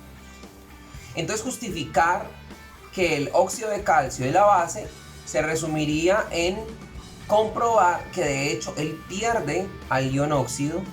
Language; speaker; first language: Spanish; native; Spanish